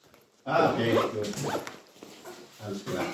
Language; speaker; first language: German; non-native, learner; Filipino